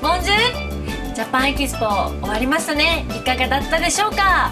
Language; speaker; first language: Japanese; native; Japanese